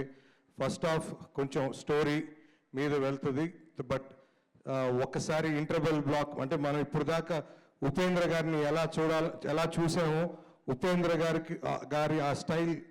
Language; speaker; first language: Telugu; native; Telugu